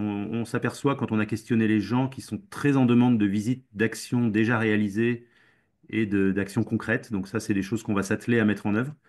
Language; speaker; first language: French; native; French